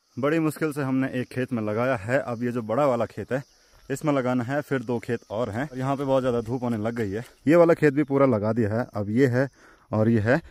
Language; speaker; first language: Hindi; non-native, local second language; Garhwali